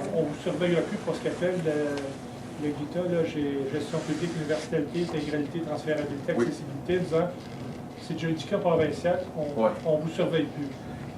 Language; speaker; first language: French; native; French